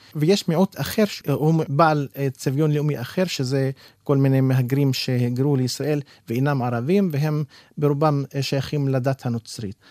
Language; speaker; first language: Hebrew; non-native, local second language; Arabic